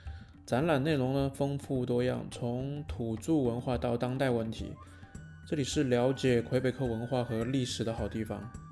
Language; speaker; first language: Chinese; native; Chinese